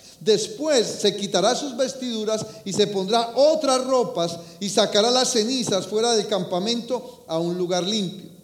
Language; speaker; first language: Spanish; native; Spanish